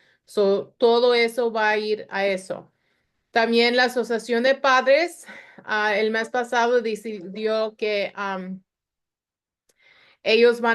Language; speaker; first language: Spanish; early bilingual, other home language; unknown